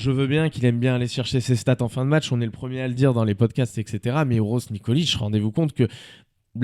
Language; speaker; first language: French; native; French